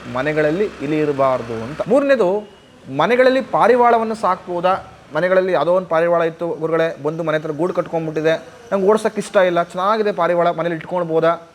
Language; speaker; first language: Kannada; native; Kannada